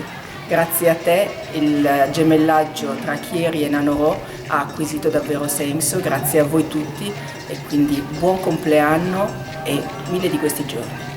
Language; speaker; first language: Italian; native; Italian